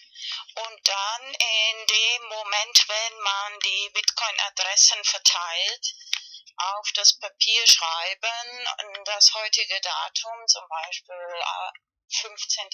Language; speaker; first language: German; non-native, fluent; Spanish